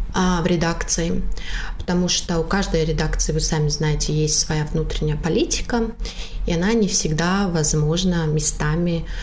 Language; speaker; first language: Russian; non-native, local second language; Tajik